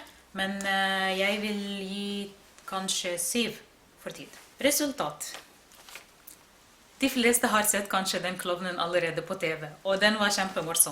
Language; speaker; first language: Norwegian; non-native, fluent; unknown